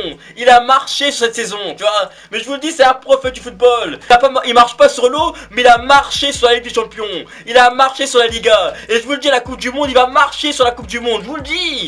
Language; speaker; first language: French; native; French